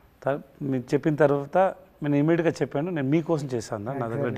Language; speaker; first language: Telugu; non-native, learner; Tamil